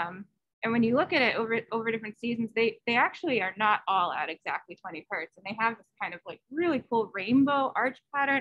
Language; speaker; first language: English; native; English